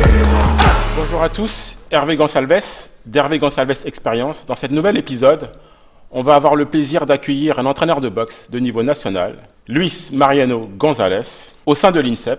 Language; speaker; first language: French; native; French